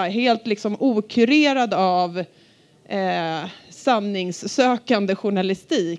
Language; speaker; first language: Swedish; native; Swedish